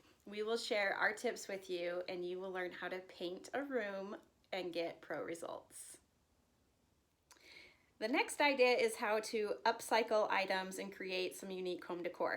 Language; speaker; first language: English; native; English